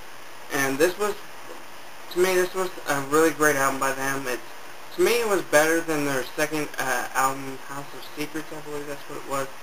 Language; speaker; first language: English; native; English